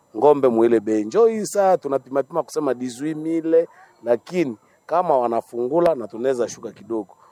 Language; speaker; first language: Swahili; non-native, local second language; Nande